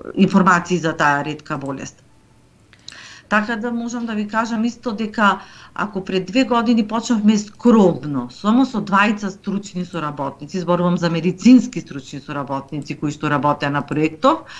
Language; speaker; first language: Macedonian; native; Macedonian